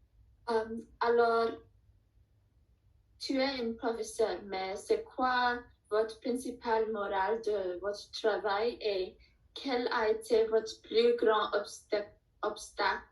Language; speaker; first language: French; non-native, learner; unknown